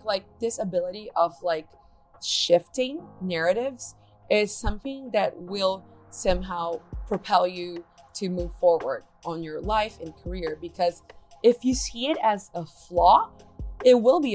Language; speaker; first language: English; non-native, fluent; Portuguese